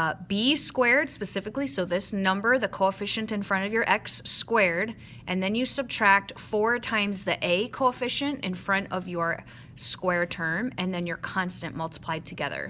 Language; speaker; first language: English; native; English